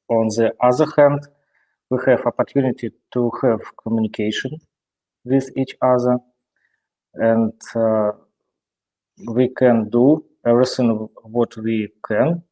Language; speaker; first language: English; non-native, learner; Russian